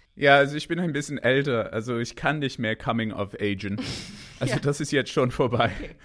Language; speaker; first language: German; non-native, fluent; English